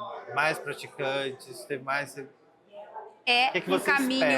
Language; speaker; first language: Portuguese; native; Portuguese